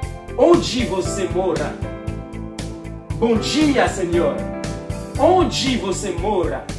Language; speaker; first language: Portuguese; non-native, fluent; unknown